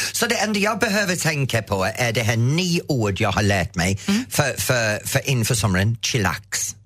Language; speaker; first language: Swedish; non-native, fluent; English